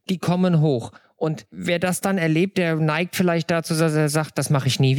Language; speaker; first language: German; native; German